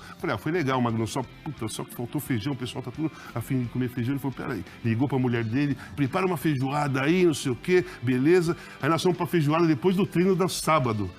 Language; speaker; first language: Portuguese; native; Portuguese